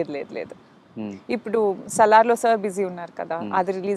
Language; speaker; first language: Telugu; non-native, local second language; Kannada